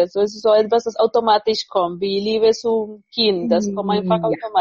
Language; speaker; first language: German; non-native, fluent; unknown